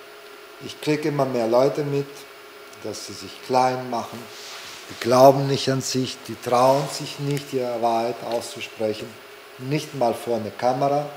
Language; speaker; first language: German; non-native, fluent; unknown